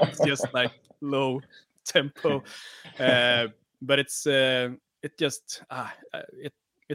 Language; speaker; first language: English; non-native, fluent; Swedish